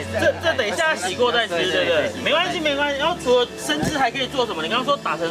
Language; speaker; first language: Chinese; native; Chinese